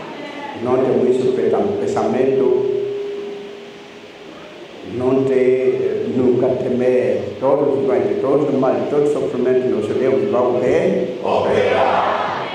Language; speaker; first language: Portuguese; non-native, learner; Lingala